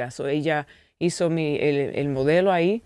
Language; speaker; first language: Spanish; early bilingual, heritage; English